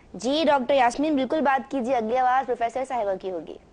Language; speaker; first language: Urdu; native; Urdu